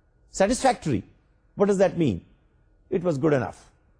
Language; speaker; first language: English; non-native, local second language; Urdu